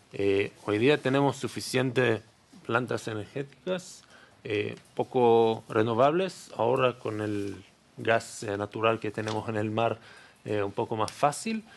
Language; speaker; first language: Spanish; non-native, learner; Hebrew